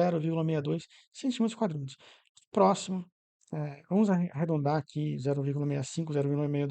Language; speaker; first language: Portuguese; native; Portuguese